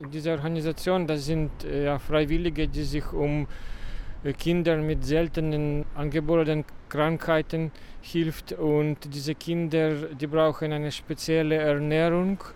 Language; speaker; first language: German; non-native, fluent; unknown